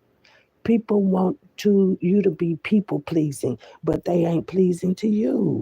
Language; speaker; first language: English; native; English